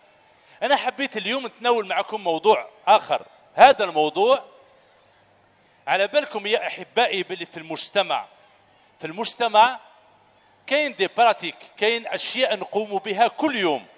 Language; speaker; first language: Arabic; native; Arabic